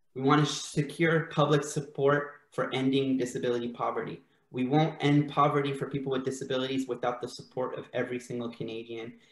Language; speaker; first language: English; native; English